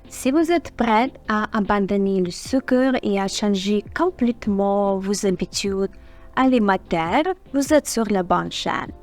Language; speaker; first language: French; non-native, fluent; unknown